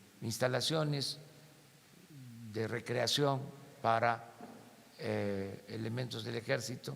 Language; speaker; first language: Spanish; native; Spanish